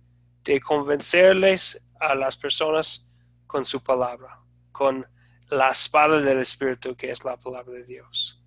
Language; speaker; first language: Spanish; non-native, fluent; English